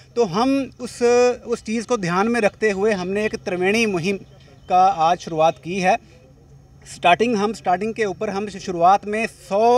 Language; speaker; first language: Hindi; native; Hindi